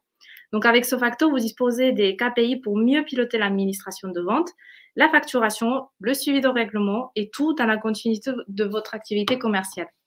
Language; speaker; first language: French; native; French